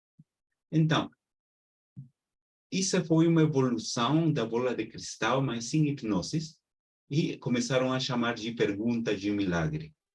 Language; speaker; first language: Portuguese; non-native, fluent; Spanish